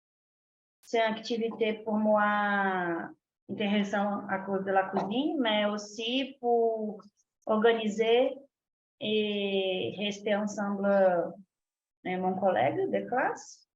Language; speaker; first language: French; non-native, learner; Portuguese